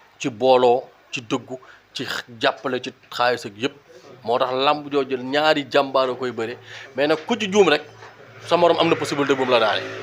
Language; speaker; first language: Wolof; native; Wolof